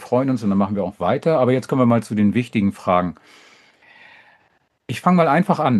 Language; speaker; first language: German; native; German